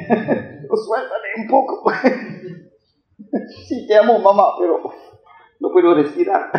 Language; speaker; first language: Spanish; non-native, fluent; French